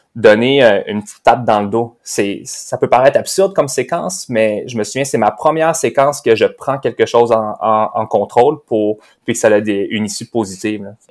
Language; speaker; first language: French; native; French